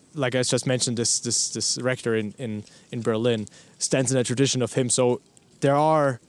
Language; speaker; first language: English; non-native, fluent; German